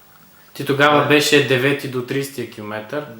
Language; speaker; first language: Bulgarian; native; Bulgarian